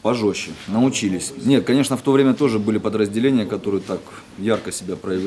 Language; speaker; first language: Russian; native; Russian